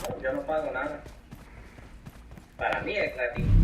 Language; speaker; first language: Spanish; non-native, learner; English